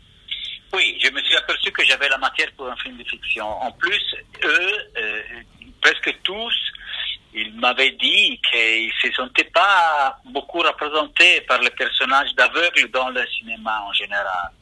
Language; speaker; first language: French; non-native, fluent; Italian